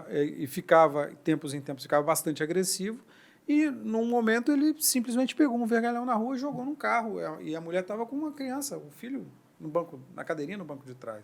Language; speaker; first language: Portuguese; native; Portuguese